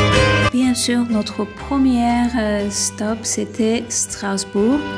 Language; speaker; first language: French; non-native, fluent; Turkish